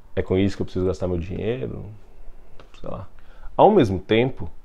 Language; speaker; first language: Portuguese; native; Portuguese